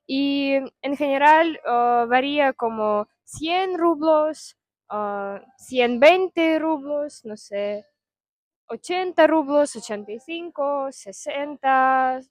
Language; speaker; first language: Spanish; non-native, fluent; Russian